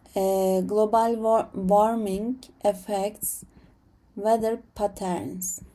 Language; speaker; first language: English; non-native, learner; Turkish